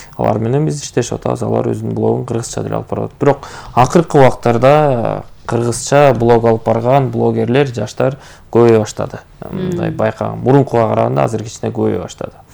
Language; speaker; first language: Kyrgyz; native; Kyrgyz